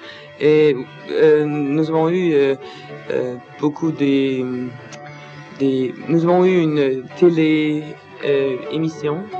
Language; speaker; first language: French; non-native, learner; Danish